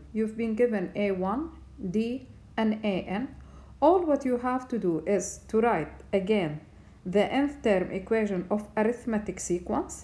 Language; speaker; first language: English; non-native, fluent; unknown